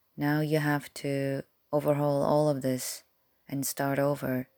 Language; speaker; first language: English; non-native, fluent; Korean